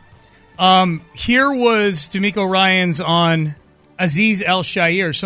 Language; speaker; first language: English; native; English